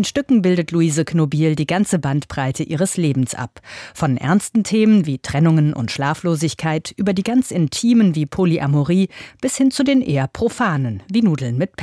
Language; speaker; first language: German; native; German